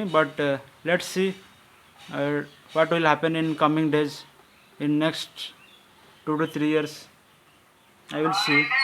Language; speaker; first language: English; non-native, learner; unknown